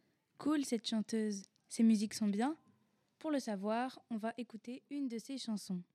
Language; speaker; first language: French; native; French